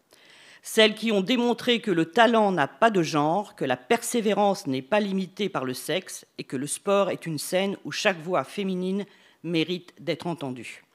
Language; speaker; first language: French; native; French